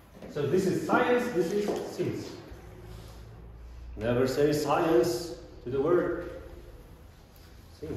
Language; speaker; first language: English; non-native, fluent; Kazakh